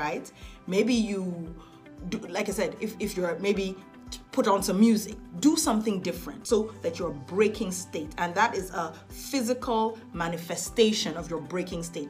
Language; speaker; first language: English; native; English